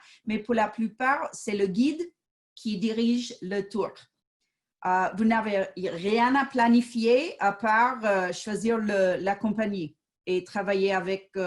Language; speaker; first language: French; non-native, fluent; English